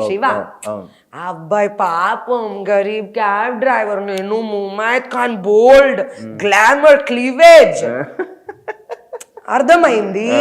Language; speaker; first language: Telugu; non-native, local second language; Hindi